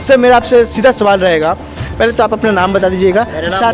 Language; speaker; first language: Hindi; native; Hindi